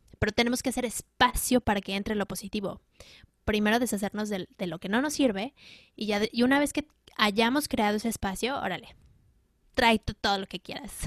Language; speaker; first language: Spanish; native; Spanish